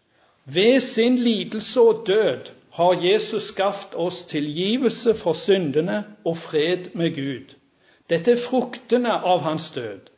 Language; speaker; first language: Norwegian; native; Norwegian